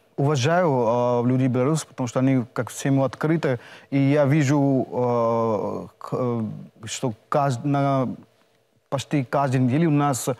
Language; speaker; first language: Russian; non-native, fluent; Hindi